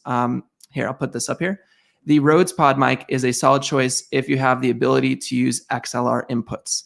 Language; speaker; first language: English; native; English